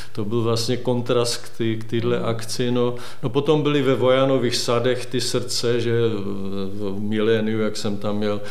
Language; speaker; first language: Czech; native; Czech